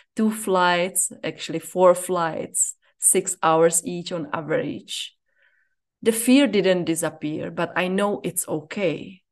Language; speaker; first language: English; non-native, fluent; Czech